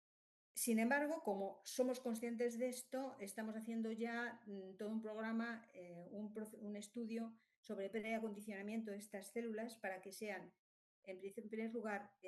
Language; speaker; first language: Spanish; native; Spanish